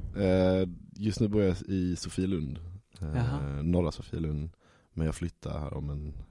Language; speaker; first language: Swedish; native; Swedish